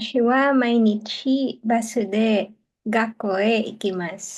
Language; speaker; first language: Japanese; non-native, learner; Filipino